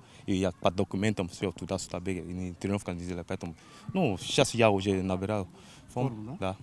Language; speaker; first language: Russian; non-native, learner; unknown